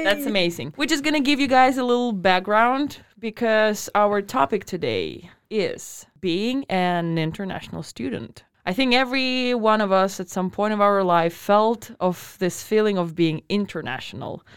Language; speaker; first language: English; non-native, fluent; Russian